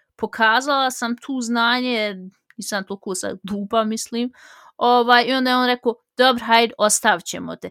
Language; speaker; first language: Bosnian; early bilingual, heritage; Bosnian